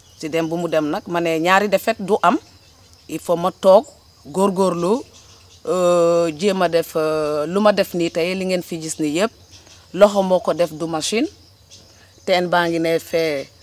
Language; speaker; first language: Wolof; non-native, local second language; Jola-Fonyi